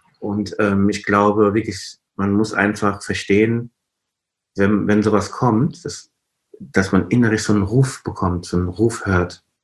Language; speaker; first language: German; non-native, fluent; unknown